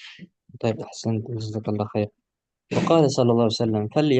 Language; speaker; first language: Arabic; non-native, fluent; Indonesian